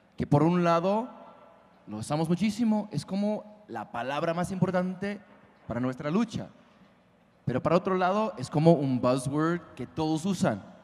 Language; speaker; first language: Spanish; non-native, fluent; English